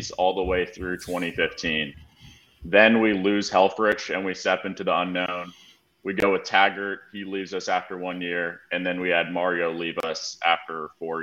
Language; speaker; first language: English; native; English